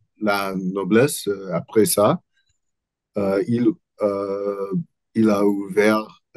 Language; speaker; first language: French; non-native, learner; English